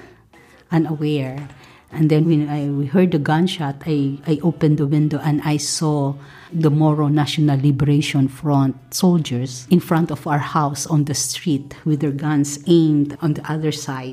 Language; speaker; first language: English; non-native, local second language; Maranao